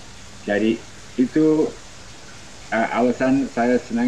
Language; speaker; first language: Indonesian; non-native, fluent; English